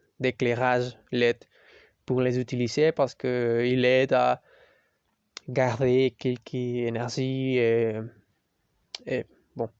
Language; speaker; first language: French; non-native, learner; Spanish